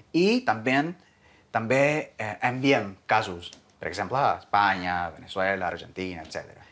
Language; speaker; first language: Catalan; non-native, fluent; Spanish